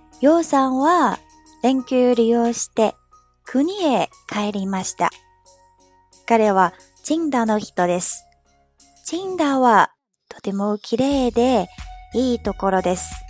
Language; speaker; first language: Japanese; non-native, fluent; Chinese